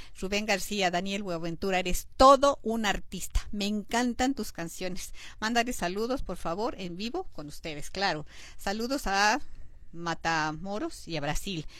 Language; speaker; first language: Spanish; native; Spanish